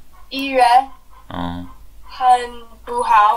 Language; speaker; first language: Chinese; non-native, learner; English